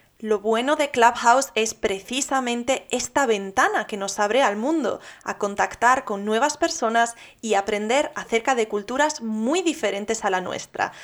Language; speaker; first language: Spanish; native; Spanish